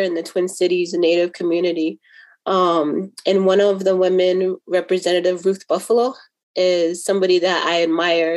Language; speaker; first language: English; native; English